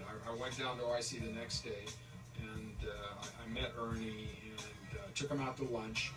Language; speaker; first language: English; native; English